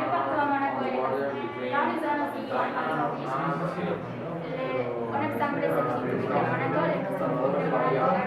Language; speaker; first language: French; non-native, learner; Spanish